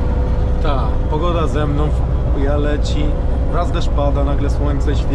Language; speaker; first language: Polish; native; Polish